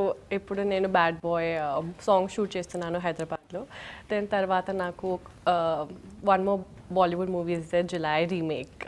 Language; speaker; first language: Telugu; non-native, local second language; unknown